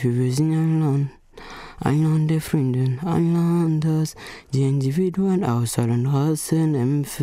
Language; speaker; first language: German; non-native, learner; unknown